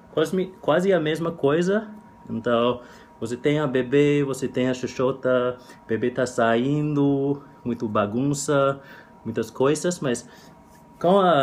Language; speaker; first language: Portuguese; non-native, learner; English